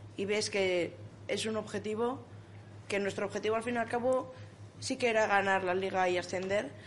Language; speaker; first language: Spanish; native; Spanish